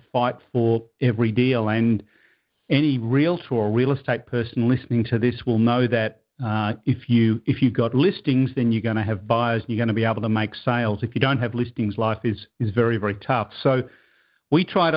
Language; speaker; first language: English; native; English